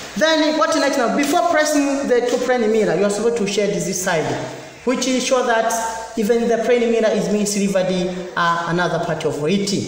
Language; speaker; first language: English; non-native, local second language; Swahili